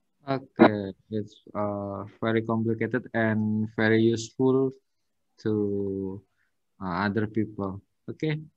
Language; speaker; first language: English; non-native, learner; Indonesian